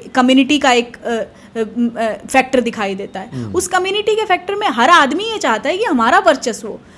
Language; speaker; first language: Hindi; native; Hindi